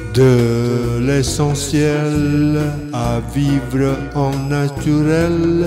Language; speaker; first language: French; non-native, fluent; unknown